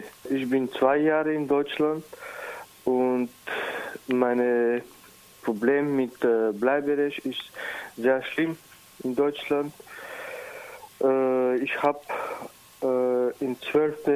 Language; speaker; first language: German; non-native, learner; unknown